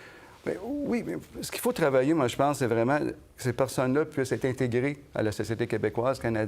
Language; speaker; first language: French; native; French